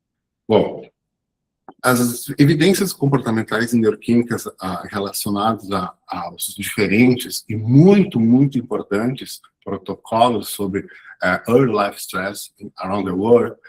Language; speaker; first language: Portuguese; native; Portuguese